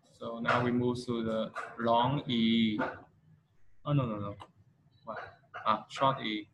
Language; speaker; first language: English; non-native, fluent; Vietnamese